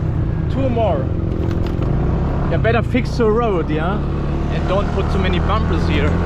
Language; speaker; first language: English; non-native, fluent; German